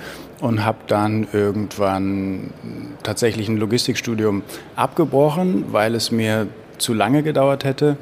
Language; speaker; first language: German; native; German